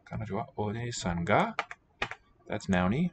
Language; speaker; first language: Japanese; non-native, learner; English